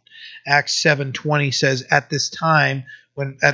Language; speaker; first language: English; native; English